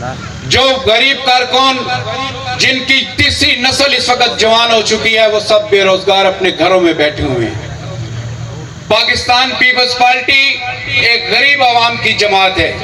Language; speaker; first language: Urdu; non-native, local second language; Punjabi